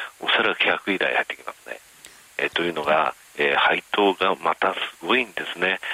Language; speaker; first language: Japanese; native; Japanese